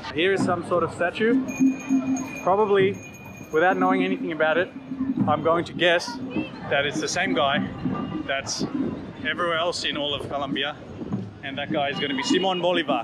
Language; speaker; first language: English; native; English